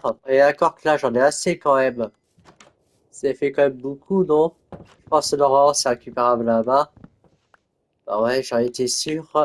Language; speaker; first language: French; native; French